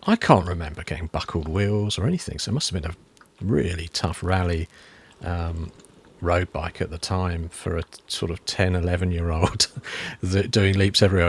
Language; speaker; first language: English; native; English